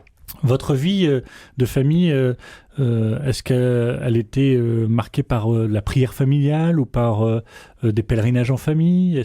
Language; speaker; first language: French; native; French